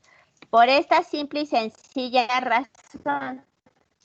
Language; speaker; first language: Spanish; native; Spanish